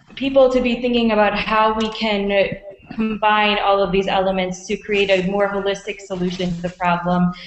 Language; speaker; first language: English; native; English